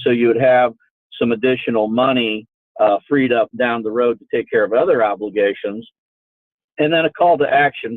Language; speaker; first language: English; native; English